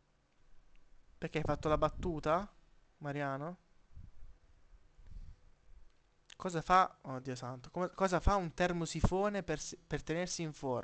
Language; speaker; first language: Italian; native; Italian